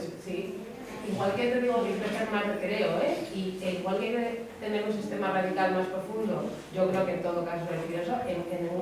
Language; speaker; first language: Spanish; native; Spanish